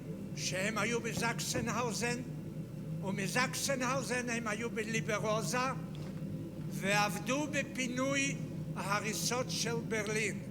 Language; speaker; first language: Hebrew; non-native, fluent; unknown